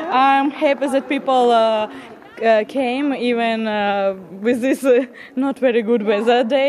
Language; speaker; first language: English; non-native, learner; Ukrainian